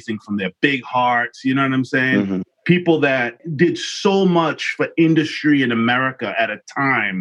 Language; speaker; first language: English; non-native, fluent; Kabuverdianu